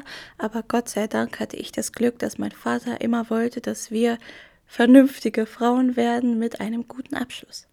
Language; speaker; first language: German; early bilingual, other home language; Arabic